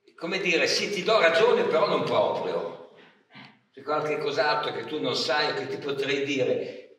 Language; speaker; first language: Italian; native; Italian